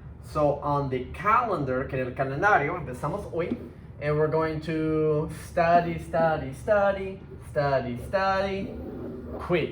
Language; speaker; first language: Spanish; early bilingual, heritage; Spanish